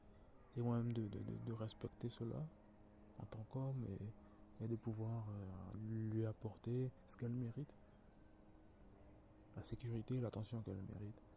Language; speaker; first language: French; native; French